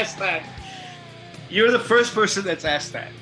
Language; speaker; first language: English; non-native, fluent; Armenian